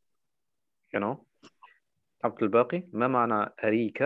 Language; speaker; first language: Arabic; non-native, fluent; German